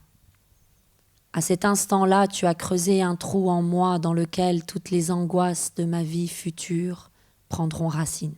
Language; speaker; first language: French; early bilingual, other home language; Persian